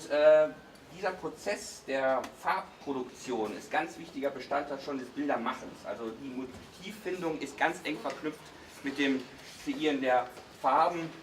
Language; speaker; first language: German; native; German